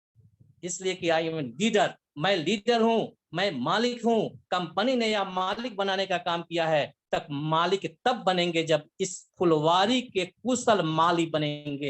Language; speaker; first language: Hindi; native; Hindi